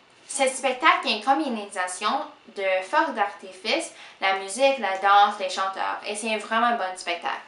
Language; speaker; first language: French; non-native, local second language; English